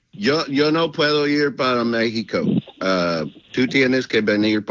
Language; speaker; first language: Spanish; non-native, learner; English